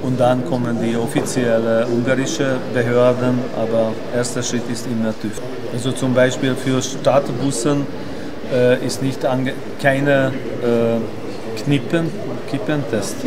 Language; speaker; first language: German; non-native, learner; Hungarian